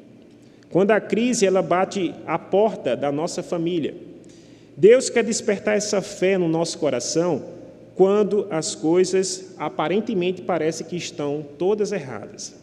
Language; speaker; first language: Portuguese; native; Portuguese